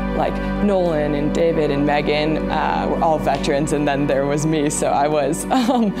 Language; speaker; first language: English; native; English